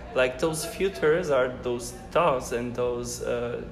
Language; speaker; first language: English; non-native, fluent; Portuguese